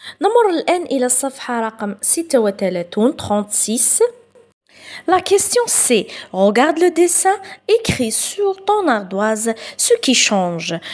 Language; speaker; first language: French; non-native, local second language; Arabic